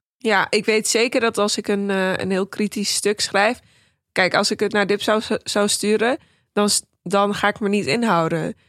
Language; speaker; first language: Dutch; early bilingual, other home language; Persian